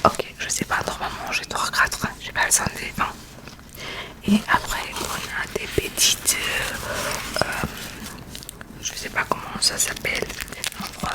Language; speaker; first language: French; non-native, learner; Spanish